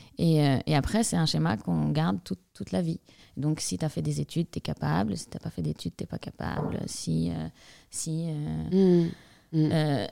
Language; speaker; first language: French; native; French